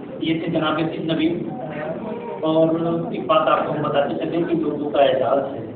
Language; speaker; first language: Urdu; native; Urdu